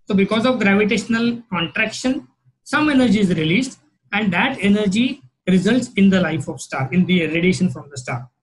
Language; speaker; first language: English; non-native, local second language; Marathi